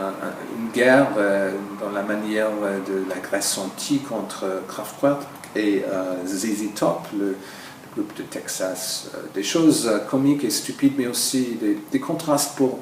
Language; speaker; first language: French; non-native, fluent; English